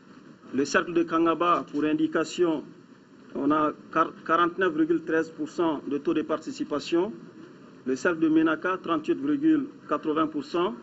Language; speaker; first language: French; non-native, local second language; Bambara